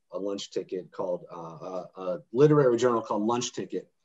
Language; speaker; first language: English; native; English